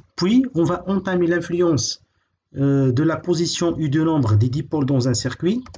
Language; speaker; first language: French; non-native, local second language; Arabic